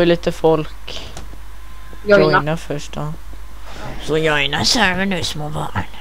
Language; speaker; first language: Swedish; native; Swedish